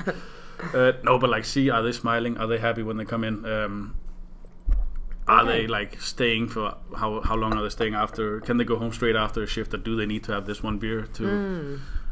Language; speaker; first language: English; non-native, fluent; Danish